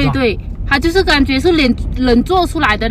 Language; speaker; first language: Chinese; non-native, fluent; Lao